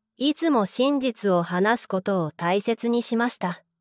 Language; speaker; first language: Japanese; native; Japanese